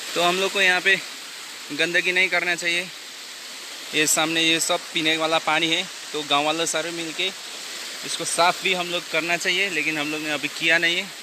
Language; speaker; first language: Hindi; non-native, local second language; Nepali